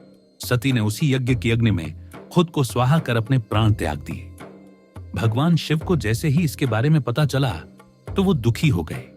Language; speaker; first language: Hindi; native; Hindi